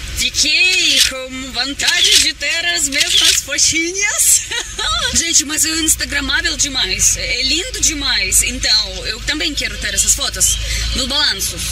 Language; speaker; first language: Portuguese; non-native, fluent; Russian